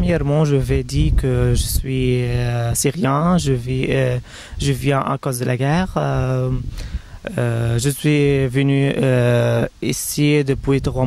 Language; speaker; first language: French; non-native, learner; Arabic